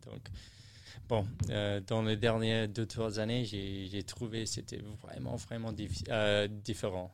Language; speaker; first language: French; non-native, learner; English